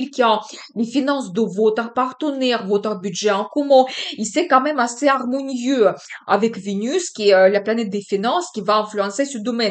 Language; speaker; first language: French; non-native, fluent; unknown